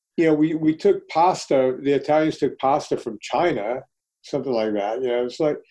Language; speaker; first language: English; early bilingual, other home language; Italian